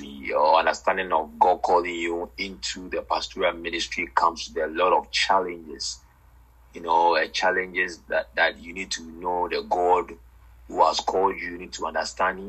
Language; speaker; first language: English; non-native, local second language; Akan